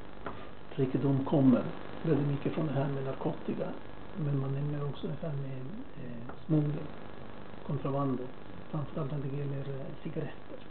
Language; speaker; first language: Swedish; non-native, fluent; Spanish